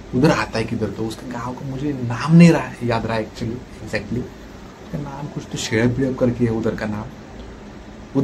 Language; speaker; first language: Hindi; non-native, local second language; Marathi